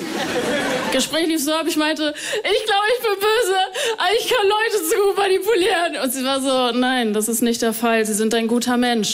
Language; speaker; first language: German; early bilingual, other home language; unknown